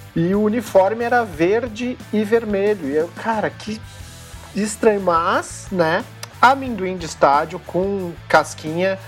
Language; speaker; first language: Portuguese; native; Portuguese